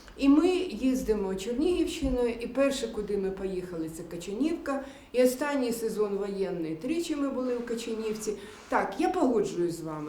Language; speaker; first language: Ukrainian; native; Ukrainian